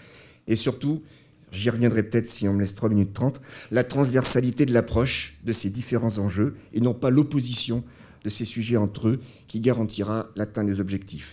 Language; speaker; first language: French; native; French